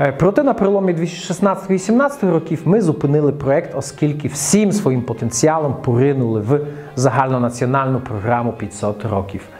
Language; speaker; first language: Ukrainian; non-native, fluent; Russian